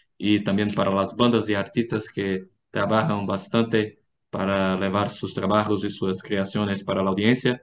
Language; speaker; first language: Spanish; non-native, fluent; Portuguese